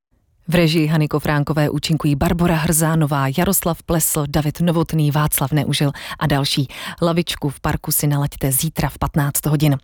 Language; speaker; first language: Czech; native; Czech